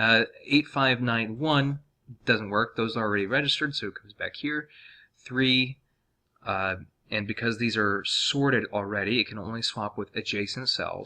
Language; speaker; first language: English; native; English